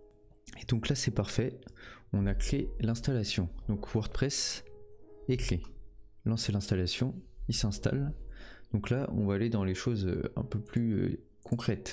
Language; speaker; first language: French; native; French